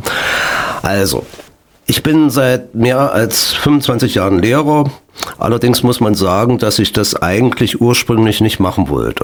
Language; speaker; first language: German; native; German